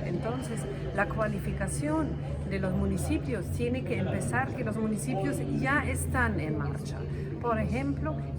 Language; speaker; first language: Spanish; non-native, fluent; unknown